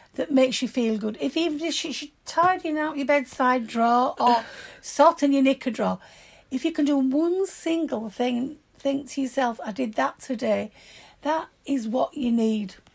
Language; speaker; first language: English; native; English